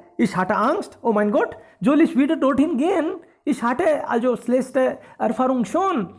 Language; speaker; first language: German; non-native, fluent; Hindi